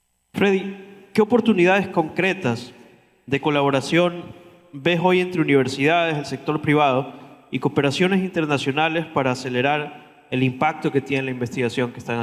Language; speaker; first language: Spanish; native; Spanish